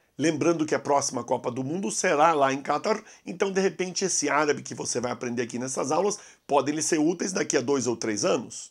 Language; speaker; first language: Portuguese; native; Portuguese